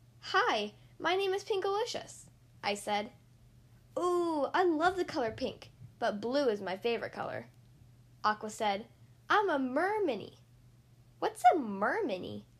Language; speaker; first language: English; native; English